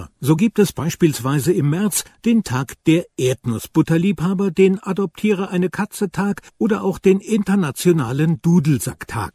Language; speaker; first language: German; native; German